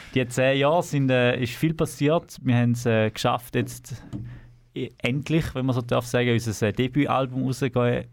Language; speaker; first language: German; native; German